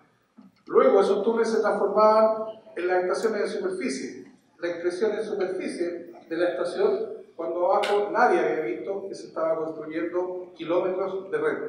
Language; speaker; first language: Spanish; native; Spanish